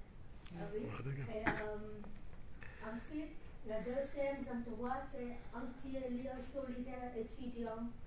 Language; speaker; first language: French; non-native, learner; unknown